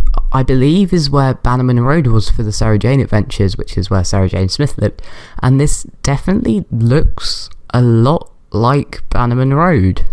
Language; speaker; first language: English; native; English